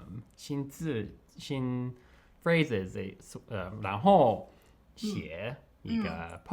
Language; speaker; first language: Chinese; non-native, learner; English